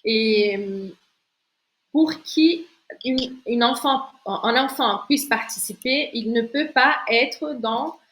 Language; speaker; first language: French; non-native, fluent; Portuguese